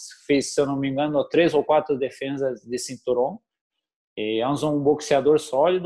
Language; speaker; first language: Spanish; non-native, learner; Portuguese